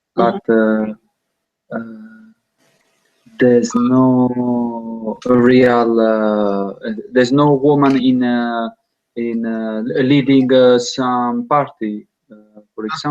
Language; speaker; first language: English; non-native, learner; Italian